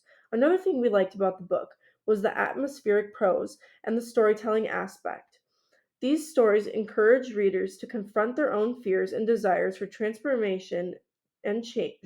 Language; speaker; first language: English; native; English